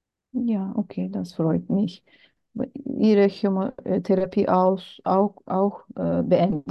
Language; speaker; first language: German; non-native, learner; Turkish